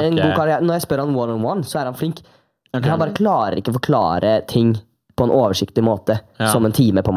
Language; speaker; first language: Norwegian; native; Norwegian